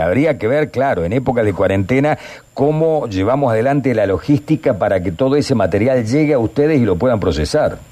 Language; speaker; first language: Spanish; native; Spanish